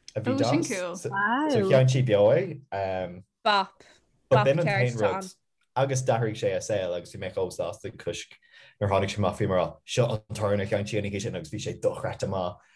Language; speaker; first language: Irish; native; Irish